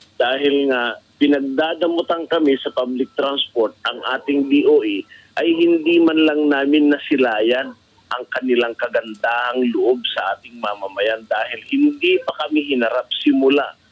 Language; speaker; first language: Filipino; native; Filipino